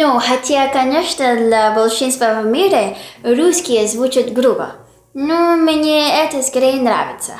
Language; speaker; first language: Russian; non-native, fluent; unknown